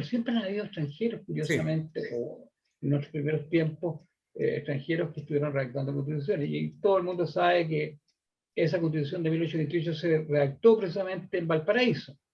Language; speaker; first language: Spanish; native; Spanish